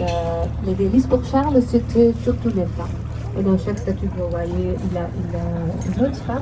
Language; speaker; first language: French; non-native, local second language; Dutch